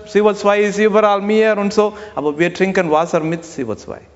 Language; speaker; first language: German; non-native, learner; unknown